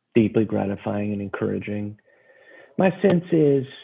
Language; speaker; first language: English; native; English